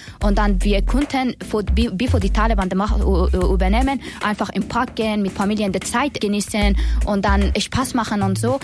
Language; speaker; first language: German; non-native, learner; Persian